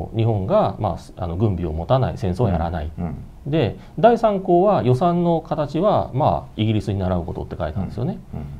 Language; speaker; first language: Japanese; native; Japanese